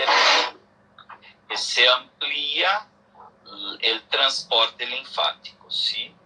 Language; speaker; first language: Spanish; non-native, learner; Portuguese